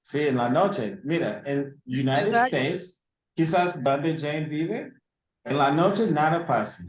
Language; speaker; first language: Spanish; early bilingual, heritage; English